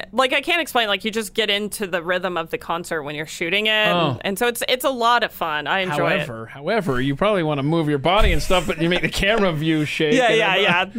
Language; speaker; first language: English; native; English